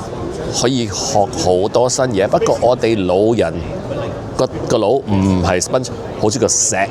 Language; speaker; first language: Cantonese; early bilingual, heritage; English